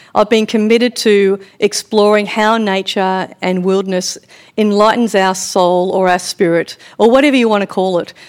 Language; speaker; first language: English; native; English